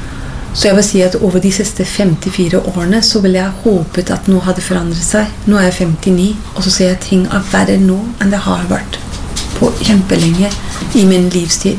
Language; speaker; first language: Norwegian; non-native, fluent; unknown